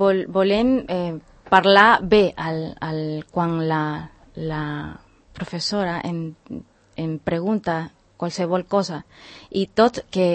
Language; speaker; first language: Catalan; non-native, learner; Spanish